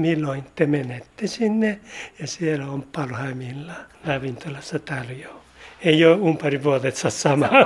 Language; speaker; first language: Finnish; non-native, learner; Japanese